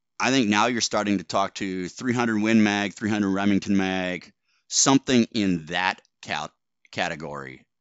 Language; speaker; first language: English; native; English